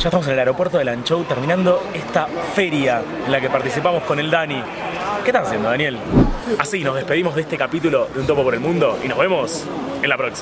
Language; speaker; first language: Spanish; native; Spanish